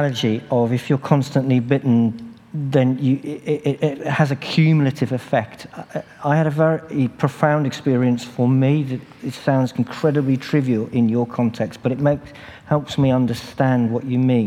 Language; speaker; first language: English; native; English